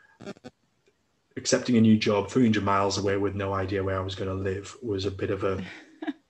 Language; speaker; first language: English; native; English